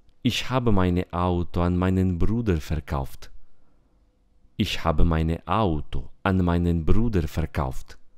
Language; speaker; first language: German; non-native, fluent; Romanian